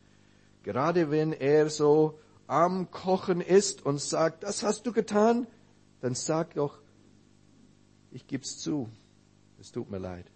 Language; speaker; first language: German; non-native, fluent; English